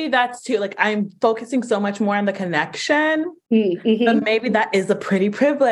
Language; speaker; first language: English; native; English